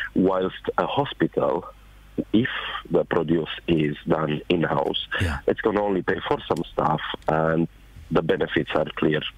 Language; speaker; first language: English; non-native, fluent; Romanian